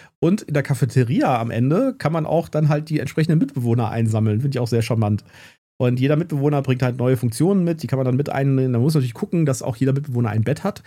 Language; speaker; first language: German; native; German